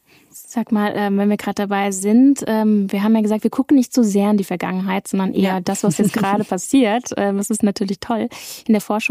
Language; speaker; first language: German; native; German